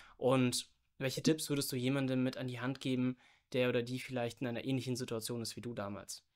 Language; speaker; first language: German; native; German